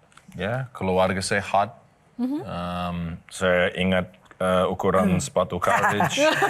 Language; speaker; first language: Indonesian; non-native, learner; English